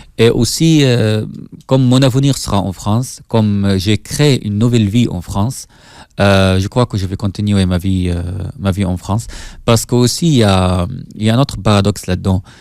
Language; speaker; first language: French; non-native, fluent; Arabic